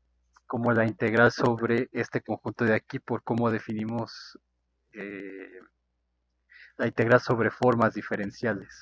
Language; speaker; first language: Spanish; native; Spanish